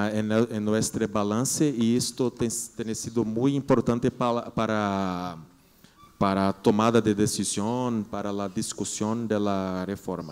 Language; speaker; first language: Spanish; non-native, learner; Portuguese